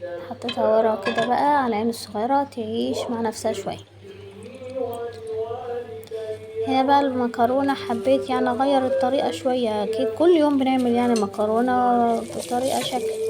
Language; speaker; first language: Arabic; native; Arabic